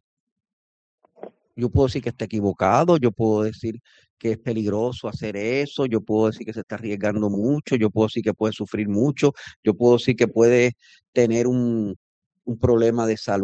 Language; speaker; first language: Spanish; native; Spanish